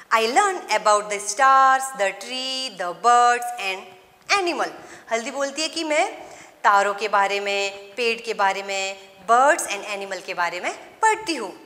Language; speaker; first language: Hindi; non-native, local second language; Gujarati